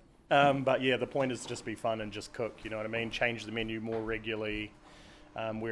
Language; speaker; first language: English; native; English